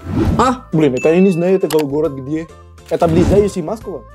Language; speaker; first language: Russian; non-native, fluent; Indonesian